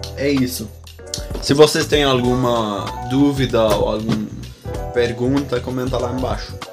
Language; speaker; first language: Portuguese; non-native, fluent; Arabic